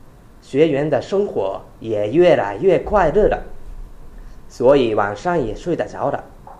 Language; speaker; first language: Chinese; non-native, fluent; Japanese